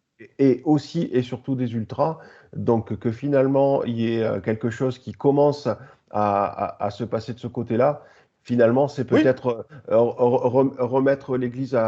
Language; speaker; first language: French; native; French